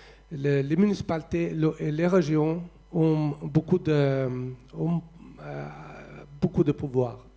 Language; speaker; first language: French; non-native, fluent; Swedish